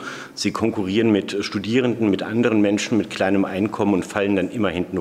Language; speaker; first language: German; native; German